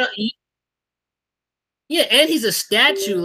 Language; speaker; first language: English; native; English